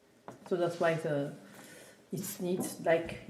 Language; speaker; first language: English; non-native, learner; Japanese